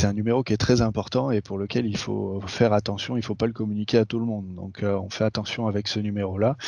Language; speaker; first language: French; native; French